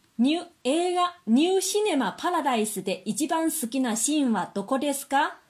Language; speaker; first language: Japanese; non-native, fluent; Chinese